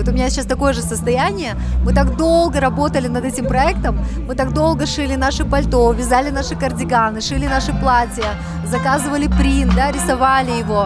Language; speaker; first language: Russian; native; Russian